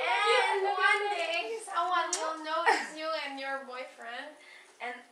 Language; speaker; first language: English; non-native, fluent; Czech